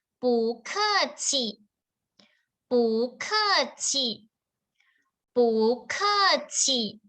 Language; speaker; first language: Chinese; non-native, fluent; Thai